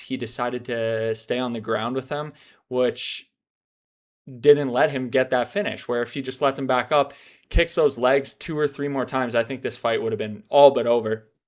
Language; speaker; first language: English; native; English